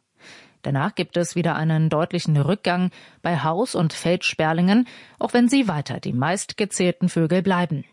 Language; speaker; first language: German; native; German